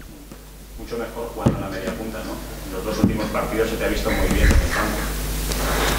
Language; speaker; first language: Spanish; native; Spanish